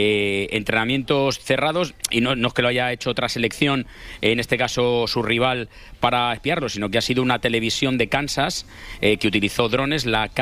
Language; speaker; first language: Spanish; native; Spanish